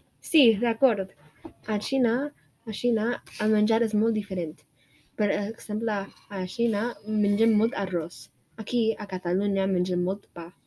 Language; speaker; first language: Catalan; non-native, learner; Chinese